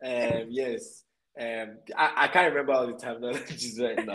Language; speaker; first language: English; non-native, local second language; Yoruba